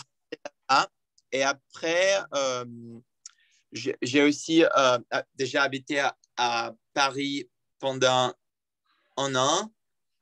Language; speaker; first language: French; non-native, learner; Portuguese